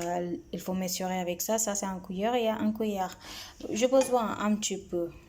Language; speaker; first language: French; non-native, learner; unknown